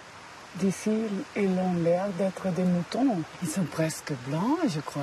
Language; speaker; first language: French; non-native, fluent; German